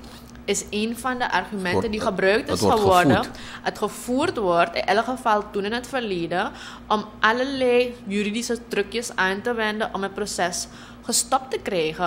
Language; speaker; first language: Dutch; native; Dutch